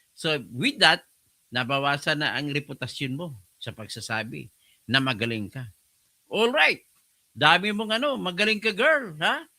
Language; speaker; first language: Filipino; non-native, local second language; Hiligaynon